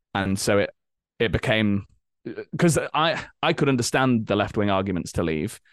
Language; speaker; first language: English; native; English